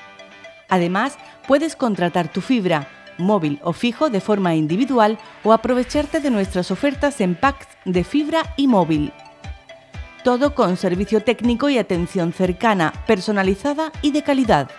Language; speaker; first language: Spanish; native; Spanish